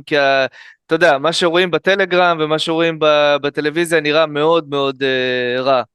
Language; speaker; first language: Hebrew; native; Hebrew